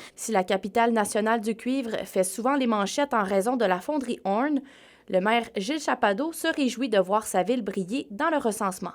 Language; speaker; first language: French; native; French